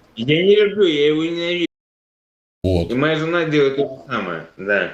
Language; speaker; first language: Russian; native; Russian